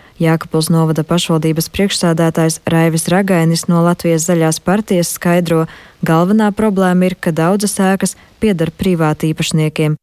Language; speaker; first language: Latvian; native; Latvian